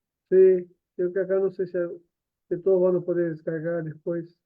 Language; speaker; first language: Spanish; native; Spanish